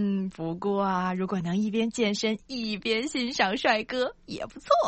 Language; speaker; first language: Chinese; native; Chinese